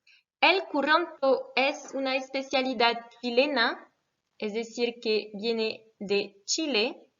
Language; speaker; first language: Spanish; non-native, fluent; French